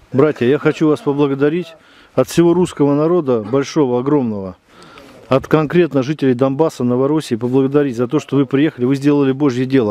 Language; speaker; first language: Russian; native; Russian